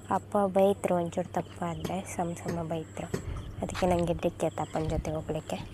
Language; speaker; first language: Kannada; non-native, local second language; Konkani